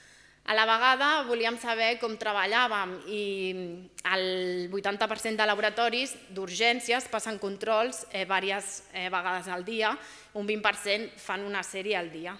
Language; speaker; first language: Catalan; native; Catalan